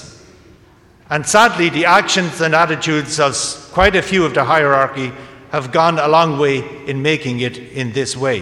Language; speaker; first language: English; native; English